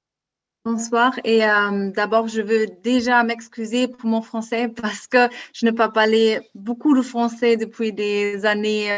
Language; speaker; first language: French; non-native, learner; German